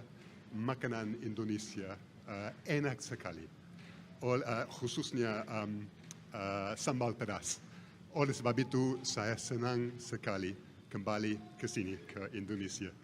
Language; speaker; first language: Indonesian; non-native, fluent; English